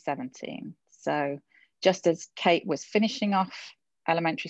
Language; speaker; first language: English; native; English